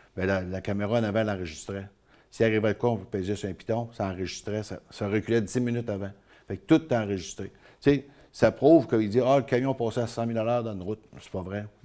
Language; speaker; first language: French; native; French